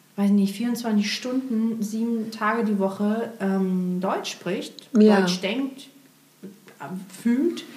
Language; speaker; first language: German; early bilingual, other home language; Portuguese